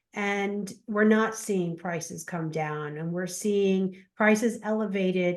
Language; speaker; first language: English; native; English